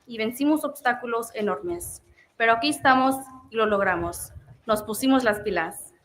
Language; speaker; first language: Spanish; early bilingual, heritage; Spanish